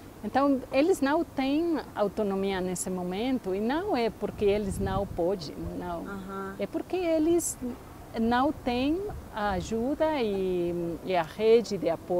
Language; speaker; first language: Portuguese; non-native, fluent; Spanish